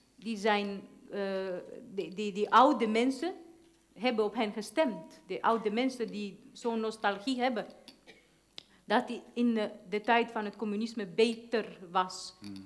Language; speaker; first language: Dutch; non-native, fluent; Hungarian